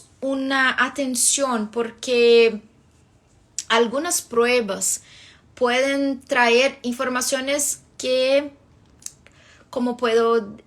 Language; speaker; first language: Spanish; non-native, fluent; Portuguese